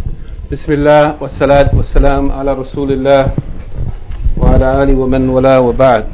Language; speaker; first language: Arabic; non-native, fluent; English